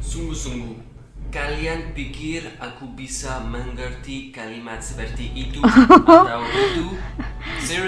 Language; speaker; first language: Indonesian; non-native, learner; French